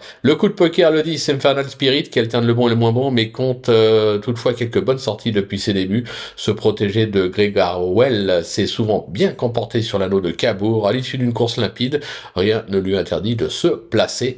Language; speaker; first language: French; native; French